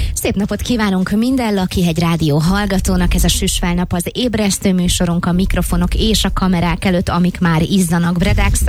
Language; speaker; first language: Hungarian; native; Hungarian